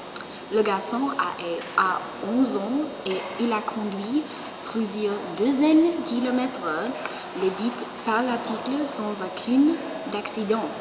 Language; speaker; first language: French; non-native, learner; English